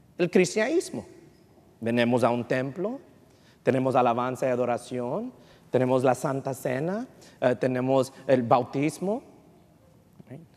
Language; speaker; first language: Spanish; early bilingual, heritage; Spanish